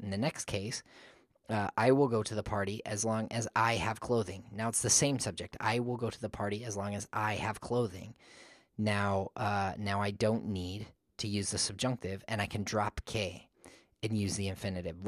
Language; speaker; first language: English; native; English